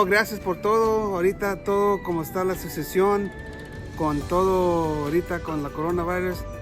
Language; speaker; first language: Spanish; early bilingual, heritage; English